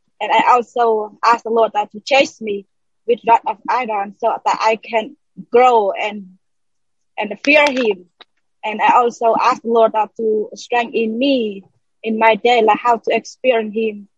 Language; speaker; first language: English; non-native, learner; Vietnamese